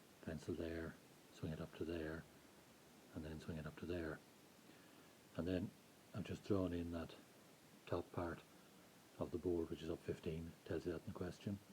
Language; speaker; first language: English; native; English